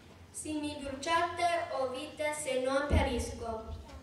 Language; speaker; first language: Italian; non-native, learner; English